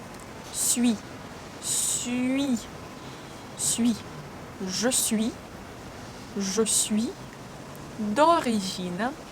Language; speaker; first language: French; non-native, fluent; Russian